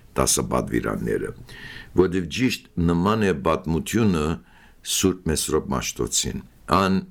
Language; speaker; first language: Armenian; early bilingual, heritage; Armenian